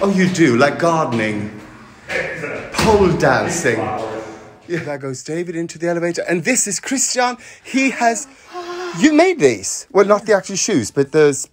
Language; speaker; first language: English; non-native, fluent; Swedish